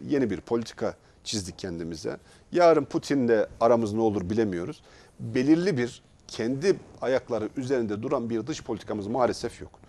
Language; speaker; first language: Turkish; native; Turkish